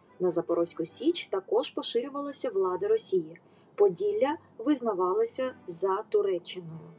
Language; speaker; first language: Ukrainian; native; Ukrainian